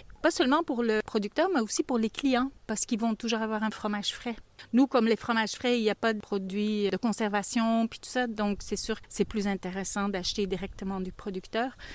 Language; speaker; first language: French; native; French